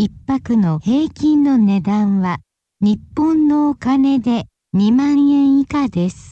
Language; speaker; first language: Japanese; non-native, fluent; English